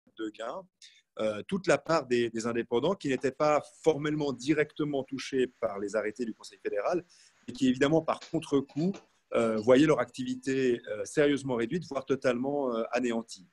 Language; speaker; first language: French; native; French